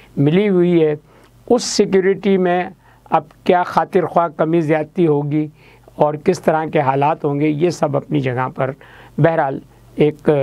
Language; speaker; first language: Urdu; native; Urdu